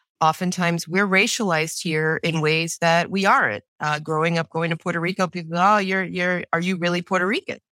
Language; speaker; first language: English; native; English